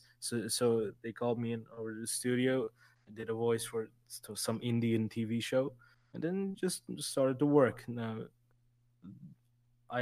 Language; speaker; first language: English; non-native, fluent; Turkish